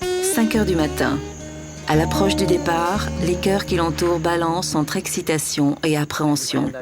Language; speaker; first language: French; native; French